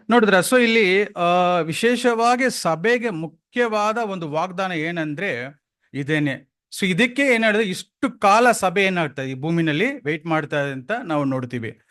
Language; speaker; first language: Kannada; non-native, local second language; Tamil